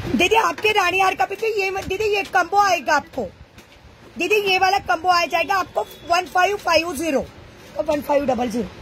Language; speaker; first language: Hindi; non-native, local second language; Marathi